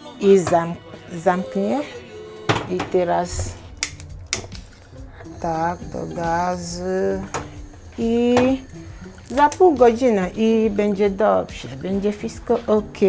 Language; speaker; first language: Polish; non-native, learner; Igbo